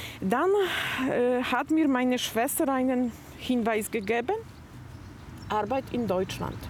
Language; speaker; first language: German; non-native, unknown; Polish